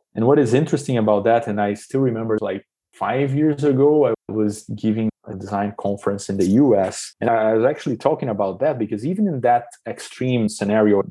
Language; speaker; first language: English; non-native, fluent; Portuguese